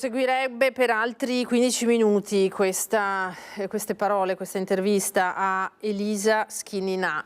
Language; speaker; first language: Italian; native; Italian